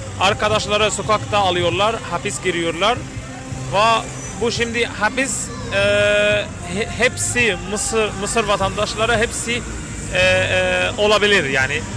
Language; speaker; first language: Turkish; non-native, learner; Arabic